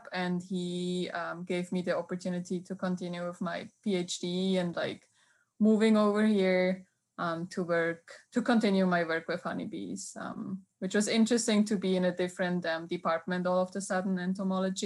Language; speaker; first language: English; non-native, fluent; Swiss German